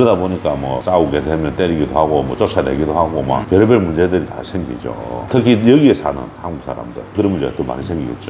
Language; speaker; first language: Korean; native; Korean